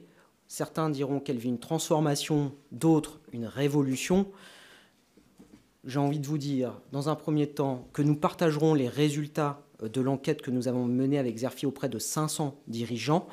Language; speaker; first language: French; native; French